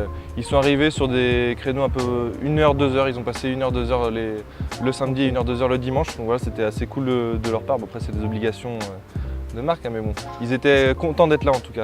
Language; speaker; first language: French; native; French